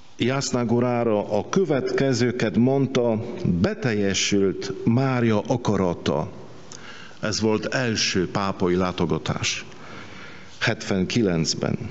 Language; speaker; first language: Hungarian; non-native, fluent; Polish